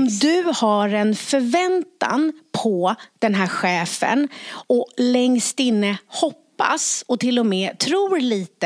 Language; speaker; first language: Swedish; native; Swedish